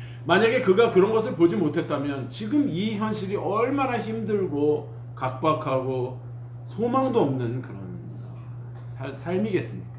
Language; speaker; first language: Korean; native; Korean